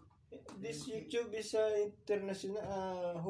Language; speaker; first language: English; non-native, learner; Filipino